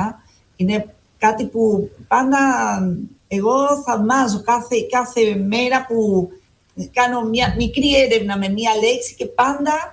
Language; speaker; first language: Greek; non-native, fluent; Spanish